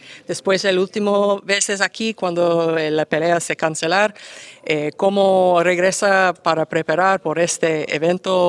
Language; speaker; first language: Spanish; non-native, learner; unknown